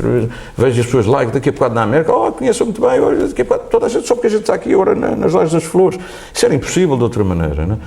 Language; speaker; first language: Portuguese; native; Portuguese